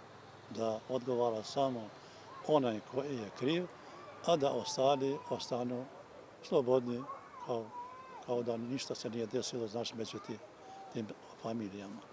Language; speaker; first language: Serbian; non-native, local second language; Albanian